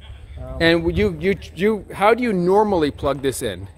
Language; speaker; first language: English; native; English